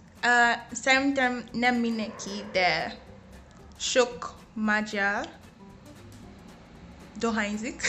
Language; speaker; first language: Hungarian; non-native, learner; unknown